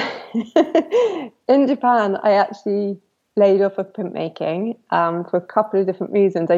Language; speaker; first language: English; native; English